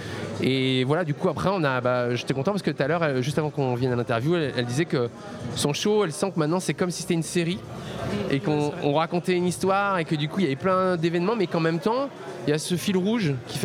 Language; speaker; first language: French; native; French